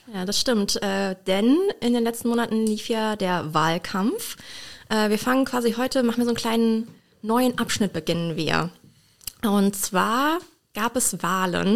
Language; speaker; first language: German; native; German